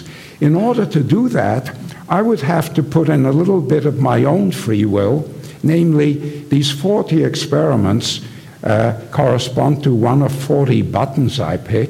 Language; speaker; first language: English; native; English